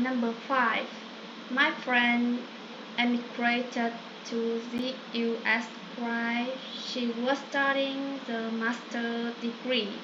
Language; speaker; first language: English; non-native, learner; Vietnamese